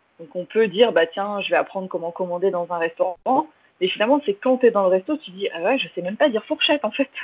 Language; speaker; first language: French; early bilingual, other home language; English